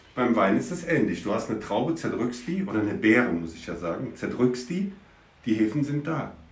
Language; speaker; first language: German; native; German